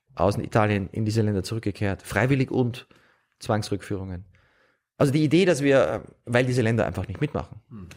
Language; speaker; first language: German; native; German